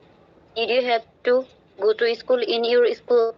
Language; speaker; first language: English; non-native, learner; Bangla